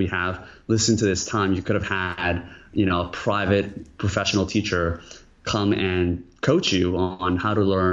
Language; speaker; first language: English; early bilingual, other home language; Korean